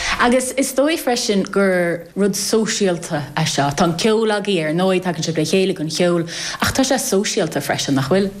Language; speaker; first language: Irish; native; Irish